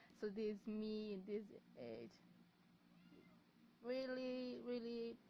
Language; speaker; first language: English; non-native, learner; Vietnamese